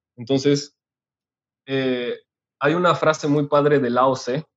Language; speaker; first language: Spanish; native; Spanish